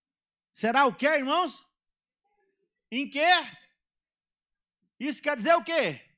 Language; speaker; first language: Portuguese; native; Portuguese